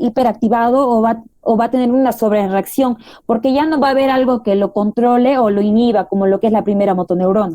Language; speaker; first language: Spanish; native; Spanish